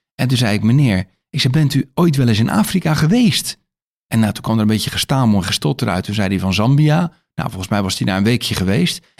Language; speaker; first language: Dutch; native; Dutch